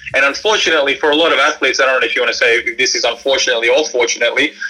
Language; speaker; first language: English; early bilingual, other home language; Croatian